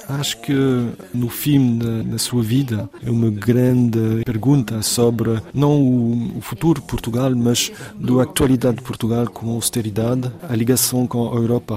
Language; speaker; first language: Portuguese; non-native, fluent; French